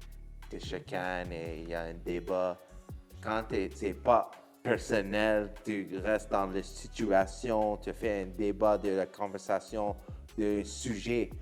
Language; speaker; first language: French; non-native, local second language; English